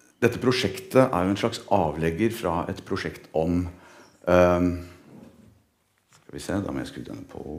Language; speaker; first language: Norwegian; native; Norwegian